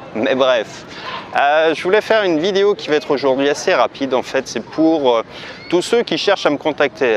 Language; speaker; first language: French; native; French